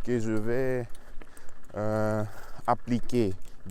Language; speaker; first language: French; non-native, learner; Russian